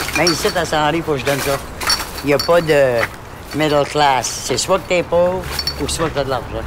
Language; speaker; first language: French; native; French